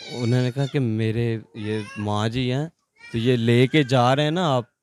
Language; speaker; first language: Urdu; non-native, local second language; Punjabi